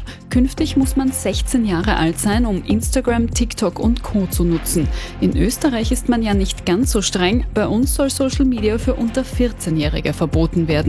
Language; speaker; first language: German; native; German